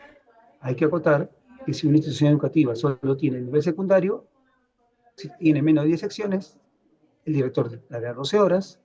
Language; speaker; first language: Spanish; native; Spanish